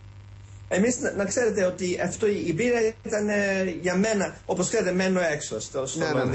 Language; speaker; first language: Greek; early bilingual, heritage; Greek